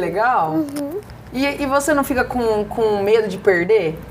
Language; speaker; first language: Portuguese; native; Portuguese